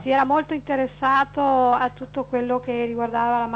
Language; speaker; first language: Italian; native; Italian